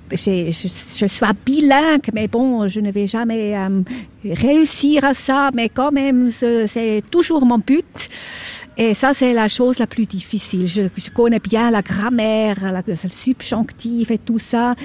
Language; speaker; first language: French; non-native, local second language; Swiss German